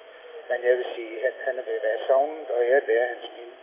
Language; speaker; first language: Danish; native; Danish